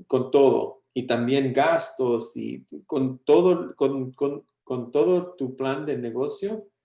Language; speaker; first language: Spanish; early bilingual, heritage; English